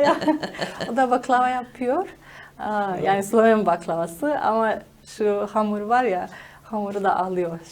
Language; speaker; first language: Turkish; non-native, fluent; Slovenian